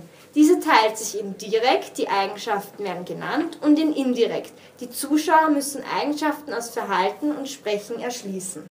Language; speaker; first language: German; native; German